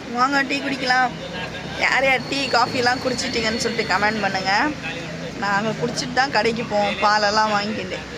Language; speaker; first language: Tamil; native; Tamil